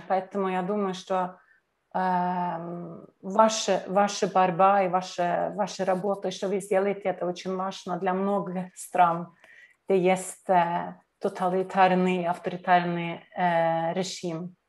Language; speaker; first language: Russian; non-native, learner; Norwegian